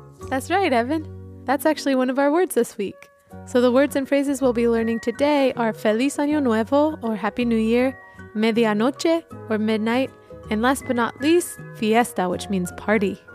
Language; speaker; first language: English; native; English